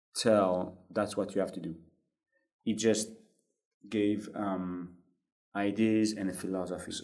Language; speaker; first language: English; non-native, fluent; French